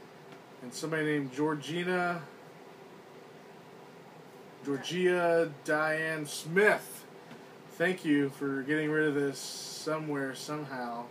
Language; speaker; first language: English; native; English